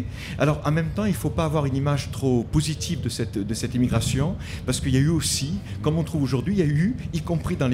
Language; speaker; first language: French; native; French